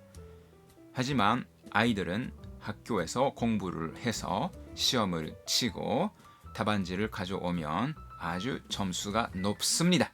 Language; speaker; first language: Korean; non-native, fluent; Japanese